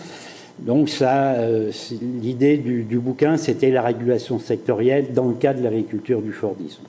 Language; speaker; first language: French; native; French